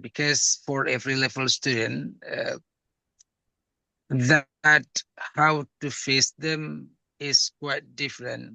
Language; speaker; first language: English; non-native, fluent; Indonesian